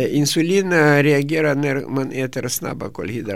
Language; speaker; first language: Swedish; non-native, fluent; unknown